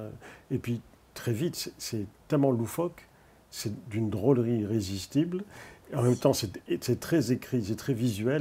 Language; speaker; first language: French; native; French